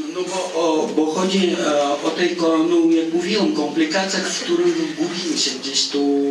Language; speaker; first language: Polish; non-native, fluent; Russian